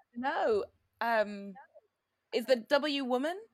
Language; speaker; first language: English; native; English